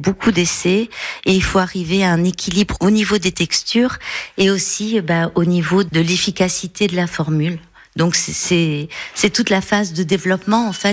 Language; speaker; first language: French; native; French